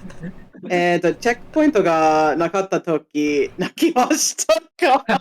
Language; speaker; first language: Japanese; non-native, fluent; English